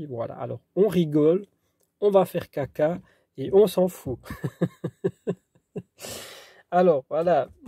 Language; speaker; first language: French; native; French